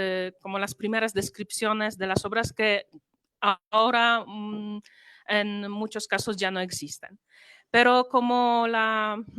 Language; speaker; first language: Spanish; non-native, fluent; Polish